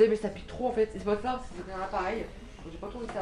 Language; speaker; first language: French; native; French